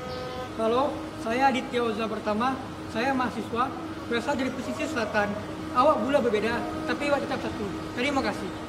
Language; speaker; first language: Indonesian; non-native, local second language; Minangkabau